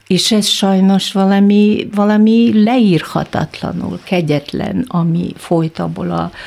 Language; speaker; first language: Hungarian; non-native, fluent; Kyrgyz